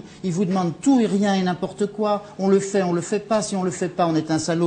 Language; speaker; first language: French; native; French